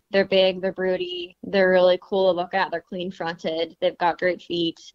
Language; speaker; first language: English; native; English